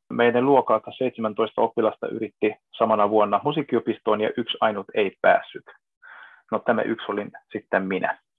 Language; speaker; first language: Finnish; non-native, fluent; Hungarian